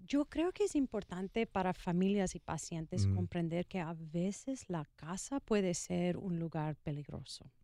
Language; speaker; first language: Spanish; non-native, learner; English